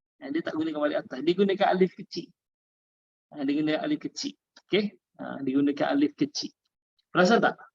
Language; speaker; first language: Malay; native; Malay